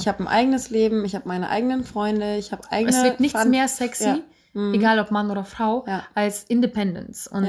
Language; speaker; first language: German; native; German